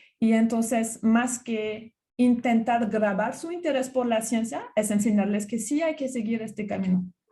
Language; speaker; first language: Spanish; non-native, fluent; French